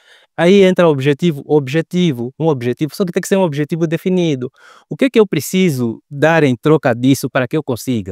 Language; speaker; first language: Portuguese; native; Portuguese